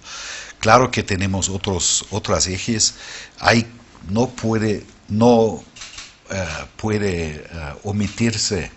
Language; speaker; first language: Spanish; non-native, fluent; German